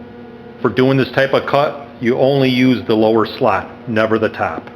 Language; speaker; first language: English; native; English